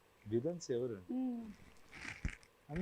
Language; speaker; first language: Telugu; non-native, fluent; Kannada